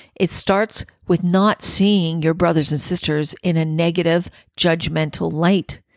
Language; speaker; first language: English; native; English